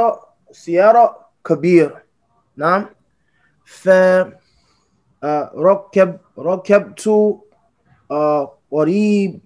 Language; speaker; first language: Arabic; non-native, learner; English